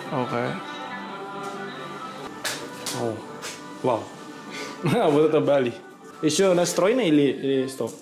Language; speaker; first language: Russian; non-native, learner; Indonesian